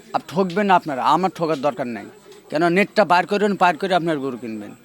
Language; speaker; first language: Bangla; native; Bangla